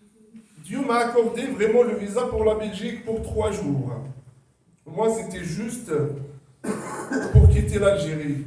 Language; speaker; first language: French; non-native, local second language; Kabyle